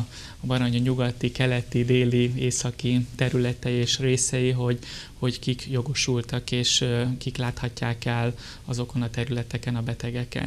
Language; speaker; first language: Hungarian; native; Hungarian